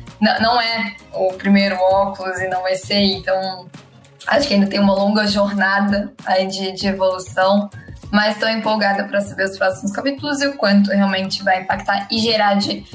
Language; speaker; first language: Portuguese; native; Portuguese